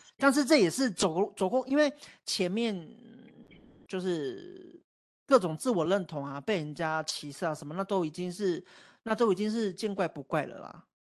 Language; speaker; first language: Chinese; native; Chinese